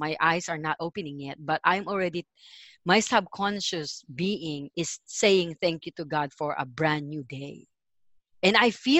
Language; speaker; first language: English; non-native, local second language; Filipino